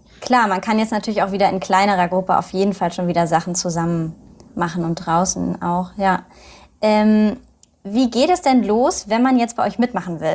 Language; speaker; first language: German; native; German